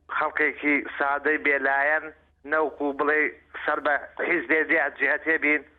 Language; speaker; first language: Central Kurdish; native; Central Kurdish